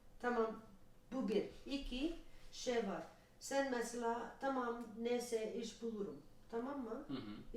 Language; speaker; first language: Turkish; non-native, learner; English